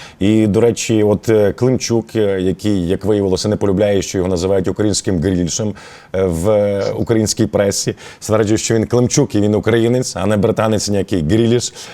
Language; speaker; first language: Ukrainian; native; Ukrainian